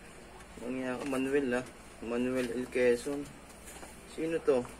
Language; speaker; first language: Filipino; native; Filipino